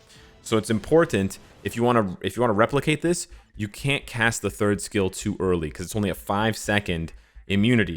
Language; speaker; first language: English; native; English